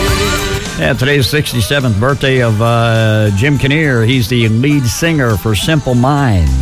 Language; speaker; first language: English; native; English